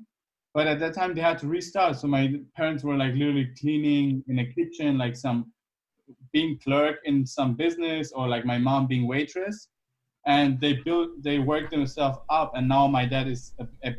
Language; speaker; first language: English; non-native, fluent; German